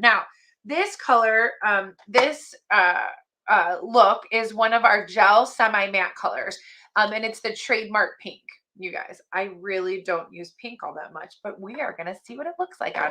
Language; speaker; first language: English; native; English